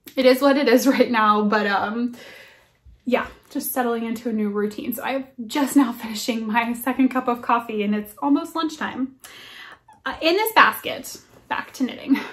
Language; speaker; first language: English; native; English